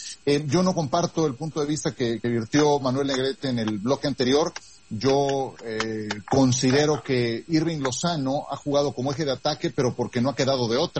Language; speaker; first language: Spanish; native; Spanish